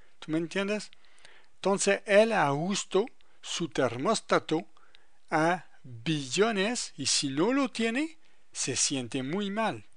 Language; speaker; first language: Spanish; non-native, fluent; French